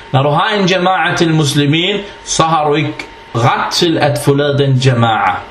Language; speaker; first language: Danish; early bilingual, other home language; Arabic